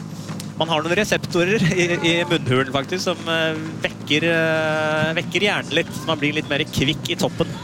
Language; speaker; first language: Norwegian; native; Norwegian